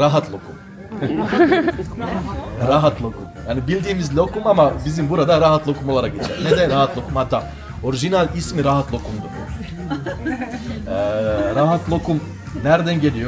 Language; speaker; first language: Turkish; native; Turkish